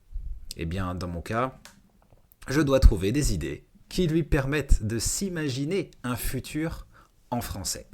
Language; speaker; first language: French; native; French